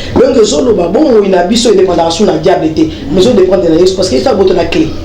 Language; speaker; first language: Lingala; native; Lingala